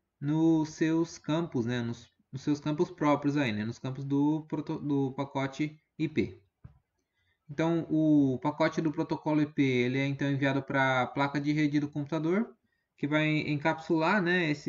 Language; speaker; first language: Portuguese; native; Portuguese